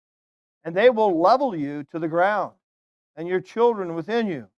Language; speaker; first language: English; native; English